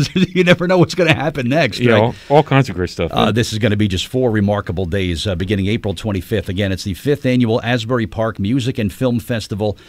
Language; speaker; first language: English; native; English